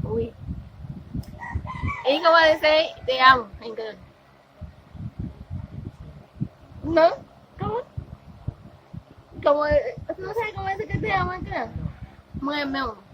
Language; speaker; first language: Spanish; non-native, fluent; Haitian Creole